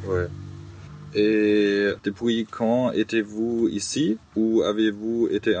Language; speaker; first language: French; non-native, learner; German